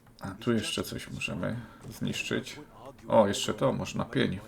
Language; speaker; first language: Polish; native; Polish